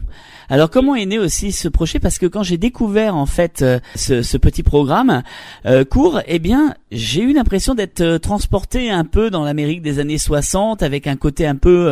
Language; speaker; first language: French; native; French